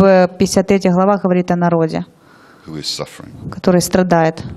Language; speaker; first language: Russian; native; Russian